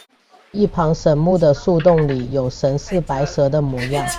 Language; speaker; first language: Chinese; native; Chinese